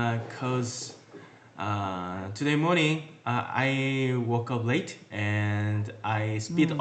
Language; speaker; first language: English; non-native, learner; Korean